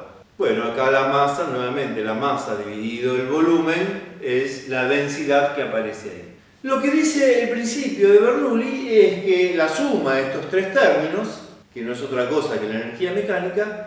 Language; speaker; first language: Spanish; native; Spanish